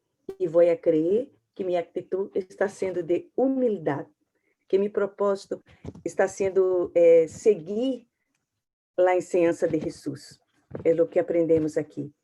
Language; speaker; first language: Portuguese; non-native, learner; Spanish